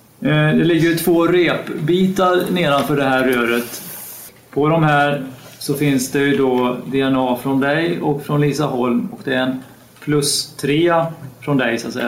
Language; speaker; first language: Swedish; native; Swedish